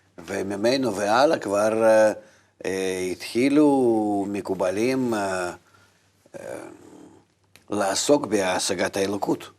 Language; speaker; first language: Hebrew; non-native, fluent; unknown